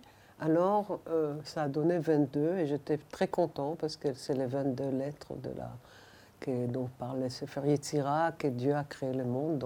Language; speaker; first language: French; non-native, fluent; Hebrew